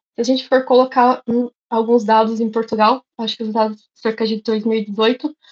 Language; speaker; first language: Portuguese; native; Portuguese